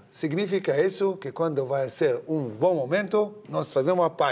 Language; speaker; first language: Portuguese; non-native, learner; Hebrew